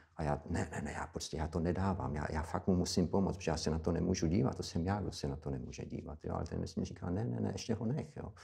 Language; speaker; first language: Czech; native; Czech